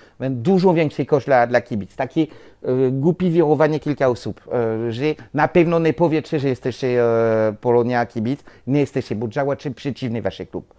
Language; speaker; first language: Polish; non-native, learner; French